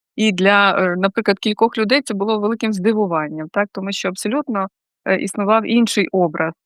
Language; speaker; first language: Ukrainian; native; Ukrainian